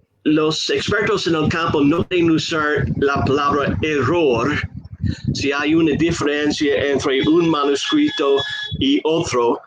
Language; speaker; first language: Spanish; non-native, fluent; English